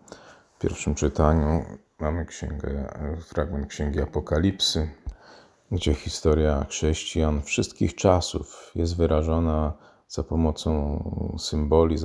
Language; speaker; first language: Polish; native; Polish